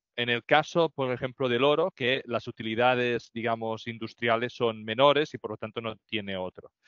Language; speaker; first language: Spanish; native; Spanish